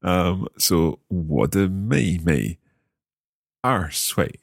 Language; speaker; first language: Chinese; non-native, learner; English